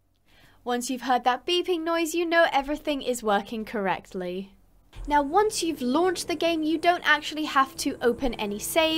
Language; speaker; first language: English; native; English